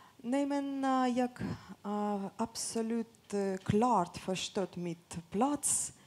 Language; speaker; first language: Swedish; non-native, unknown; Russian